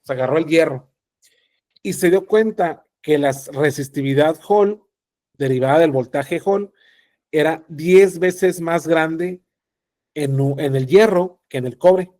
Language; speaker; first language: Spanish; native; Spanish